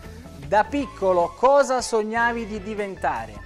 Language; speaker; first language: Italian; native; Italian